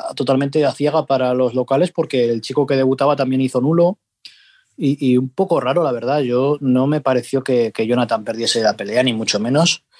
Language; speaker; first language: Spanish; native; Spanish